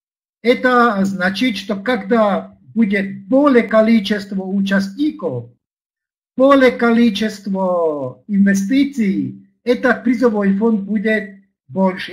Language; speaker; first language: Russian; non-native, learner; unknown